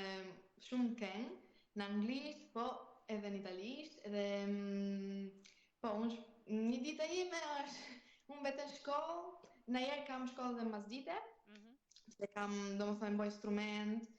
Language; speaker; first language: Albanian; early bilingual, heritage; Albanian